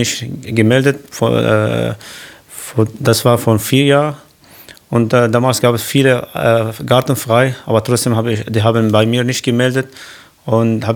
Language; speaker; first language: German; non-native, learner; Arabic